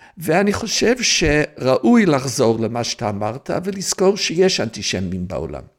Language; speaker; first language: Hebrew; non-native, fluent; English